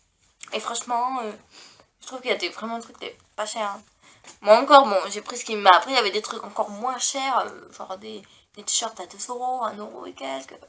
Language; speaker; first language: French; native; French